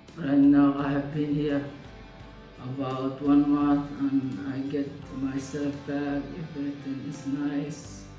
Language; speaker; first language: English; non-native, learner; Somali